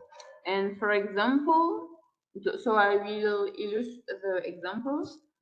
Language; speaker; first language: English; non-native, learner; French